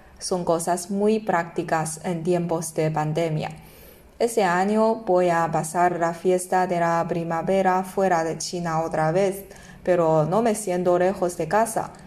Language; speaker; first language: Spanish; non-native, fluent; Chinese